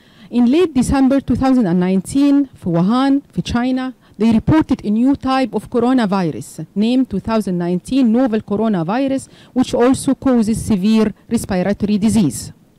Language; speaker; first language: English; non-native, fluent; Arabic